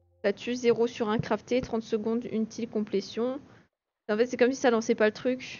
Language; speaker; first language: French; native; French